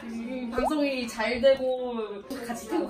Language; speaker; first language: Korean; non-native, fluent; Thai